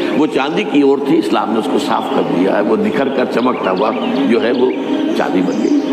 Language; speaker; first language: Urdu; native; Urdu